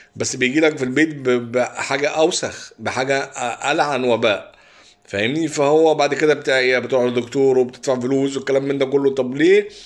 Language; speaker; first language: Arabic; native; Arabic